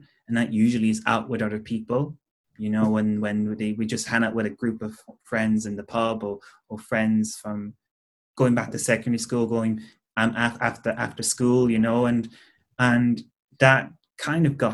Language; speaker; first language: English; native; English